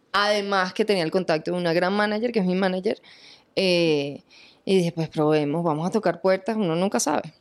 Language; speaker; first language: Spanish; native; Spanish